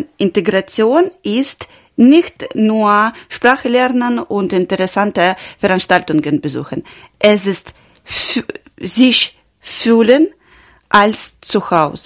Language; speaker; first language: German; non-native, learner; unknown